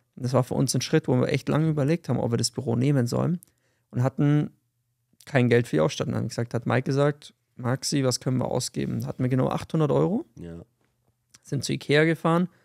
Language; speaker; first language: German; native; German